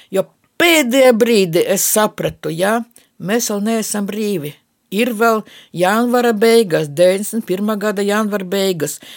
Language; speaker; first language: Latvian; non-native, local second language; Russian